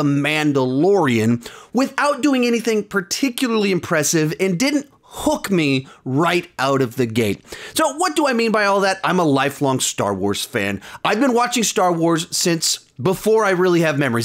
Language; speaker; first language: English; native; English